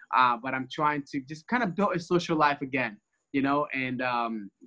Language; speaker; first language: English; early bilingual, other home language; Spanish